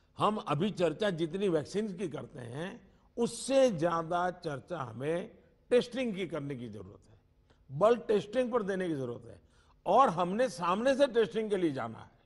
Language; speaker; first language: Hindi; non-native, local second language; Gujarati